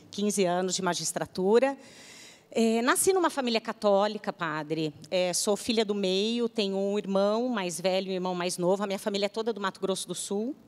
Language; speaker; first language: Portuguese; native; Portuguese